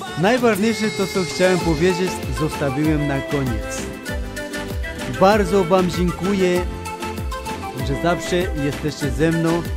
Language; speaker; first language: Polish; non-native, fluent; Spanish